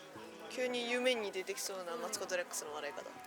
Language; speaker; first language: Japanese; native; Japanese